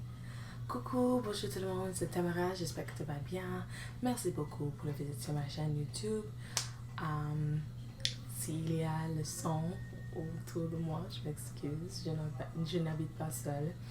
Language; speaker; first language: French; non-native, learner; English